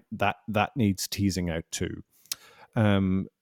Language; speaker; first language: English; native; English